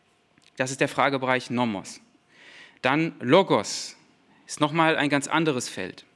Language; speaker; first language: German; native; German